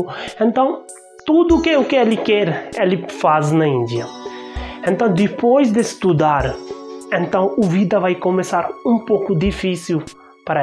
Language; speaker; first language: Portuguese; non-native, learner; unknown